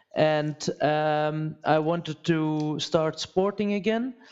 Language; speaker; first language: English; non-native, fluent; Dutch